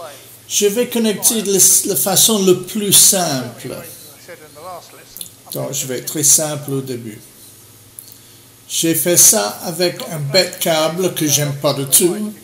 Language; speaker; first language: French; non-native, learner; English